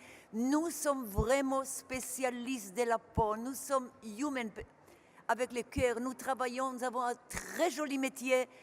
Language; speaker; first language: French; non-native, learner; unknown